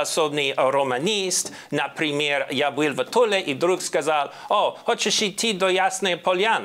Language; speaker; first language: Russian; non-native, learner; English